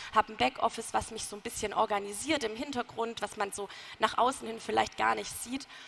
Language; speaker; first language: German; native; German